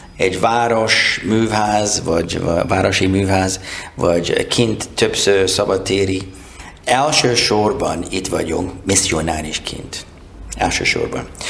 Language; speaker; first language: Hungarian; non-native, learner; English